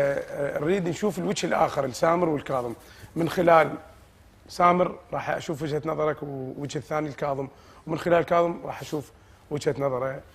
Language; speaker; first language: Arabic; native; Arabic